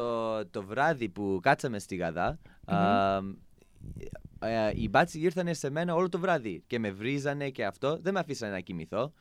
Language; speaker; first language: Greek; non-native, fluent; English